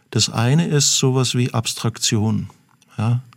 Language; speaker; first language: German; native; German